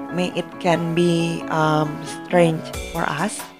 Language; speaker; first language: English; non-native, learner; Indonesian